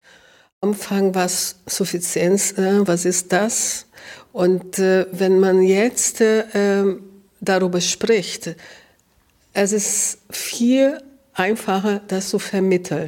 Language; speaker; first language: German; non-native, fluent; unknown